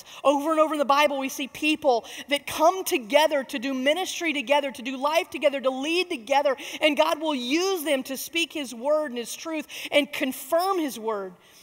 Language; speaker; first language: English; native; English